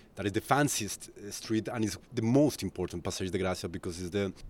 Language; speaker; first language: English; non-native, fluent; Spanish